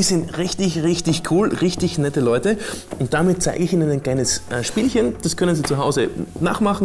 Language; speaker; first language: German; native; German